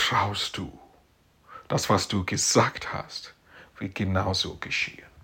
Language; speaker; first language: German; non-native, fluent; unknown